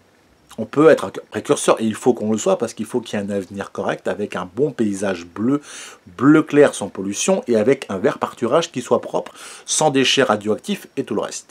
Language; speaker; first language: French; native; French